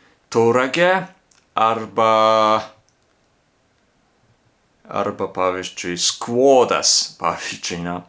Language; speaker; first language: Lithuanian; non-native, learner; Japanese